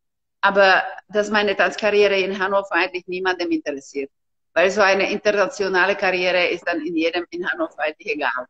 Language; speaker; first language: German; non-native, fluent; Slovak